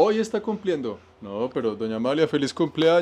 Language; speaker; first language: Spanish; native; Spanish